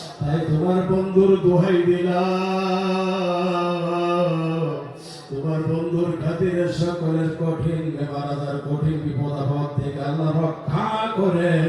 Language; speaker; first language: Bangla; native; Bangla